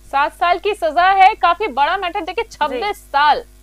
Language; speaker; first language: Hindi; native; Hindi